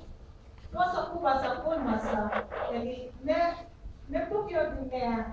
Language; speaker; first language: Finnish; non-native, learner; Filipino